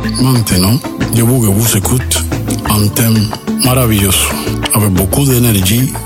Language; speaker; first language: French; non-native, learner; Spanish